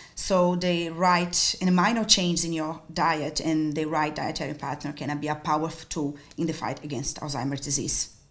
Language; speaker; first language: English; non-native, fluent; Portuguese